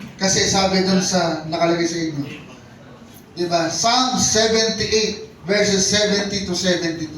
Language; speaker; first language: Filipino; native; Filipino